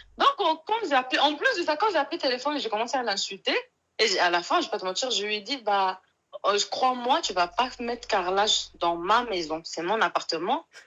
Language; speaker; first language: French; non-native, local second language; Arabic